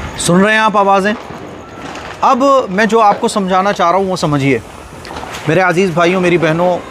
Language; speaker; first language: Urdu; native; Urdu